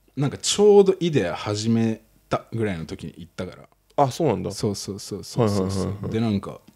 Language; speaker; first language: Japanese; native; Japanese